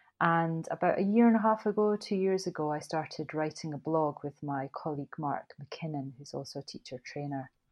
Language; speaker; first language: English; native; English